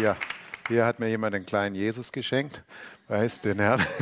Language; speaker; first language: German; native; German